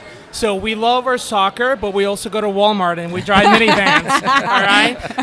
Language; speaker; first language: English; non-native, fluent; Spanish